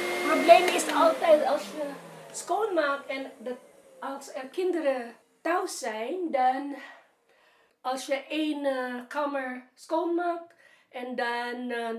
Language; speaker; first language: Dutch; non-native, learner; Filipino